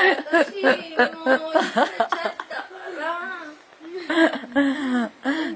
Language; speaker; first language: Japanese; non-native, learner; Filipino